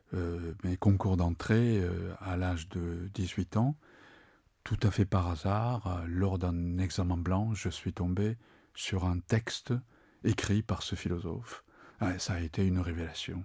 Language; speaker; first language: French; non-native, fluent; Japanese